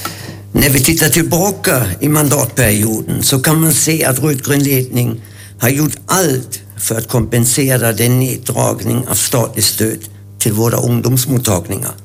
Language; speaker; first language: Swedish; non-native, fluent; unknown